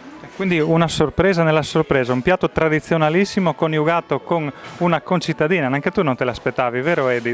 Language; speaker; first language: Italian; native; Italian